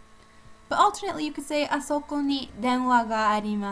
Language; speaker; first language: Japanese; non-native, fluent; English